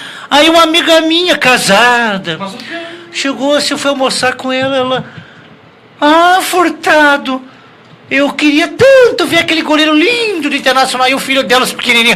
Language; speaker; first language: Portuguese; native; Portuguese